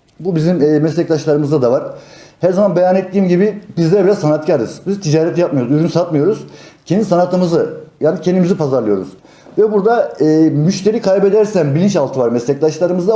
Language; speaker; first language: Turkish; native; Turkish